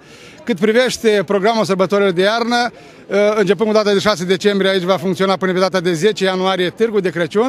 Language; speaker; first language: Romanian; native; Romanian